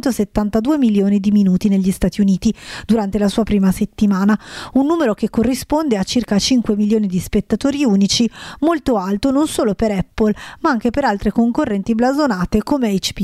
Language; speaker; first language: Italian; native; Italian